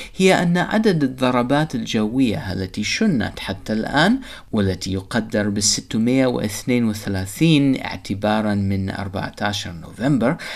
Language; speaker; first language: Arabic; non-native, fluent; English